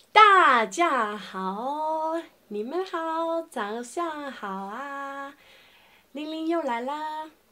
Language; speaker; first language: Chinese; non-native, fluent; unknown